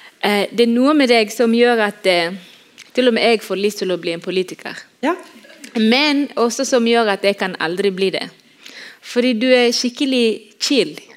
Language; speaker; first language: Norwegian; non-native, fluent; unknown